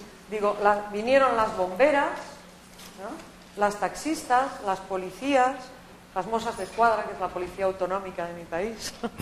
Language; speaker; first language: Spanish; native; Spanish